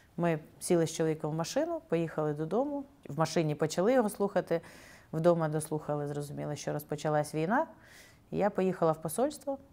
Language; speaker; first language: Ukrainian; native; Ukrainian